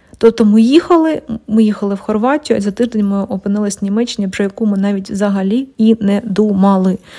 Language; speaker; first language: Ukrainian; non-native, local second language; Russian